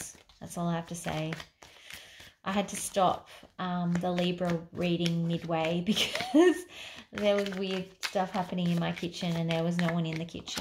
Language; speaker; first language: English; native; English